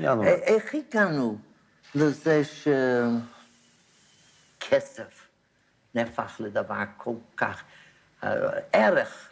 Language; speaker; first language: Hebrew; non-native, fluent; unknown